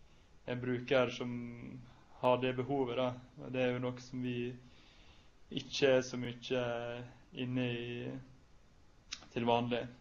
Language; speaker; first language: Norwegian; native; Norwegian